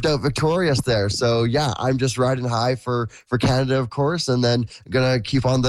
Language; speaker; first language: English; native; English